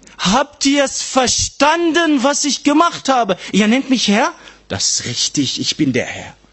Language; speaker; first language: German; non-native, fluent; Arabic